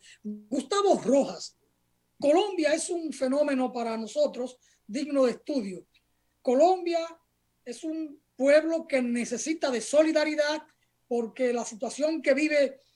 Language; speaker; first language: Spanish; native; Spanish